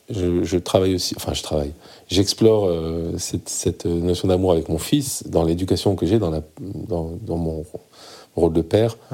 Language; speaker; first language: French; early bilingual, other home language; Arabic